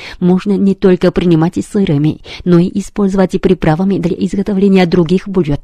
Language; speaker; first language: Russian; non-native, fluent; Korean